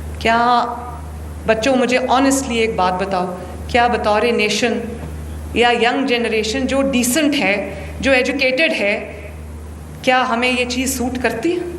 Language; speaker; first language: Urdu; native; Urdu